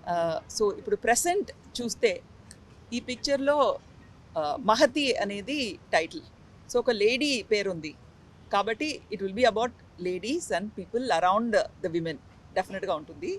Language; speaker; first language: Telugu; non-native, local second language; Tamil